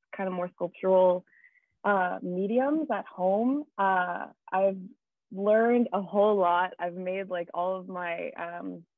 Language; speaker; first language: English; native; English